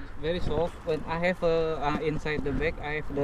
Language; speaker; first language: English; non-native, learner; Indonesian